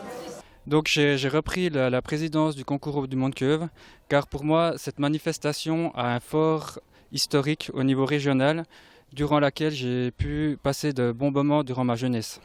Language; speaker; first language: French; native; French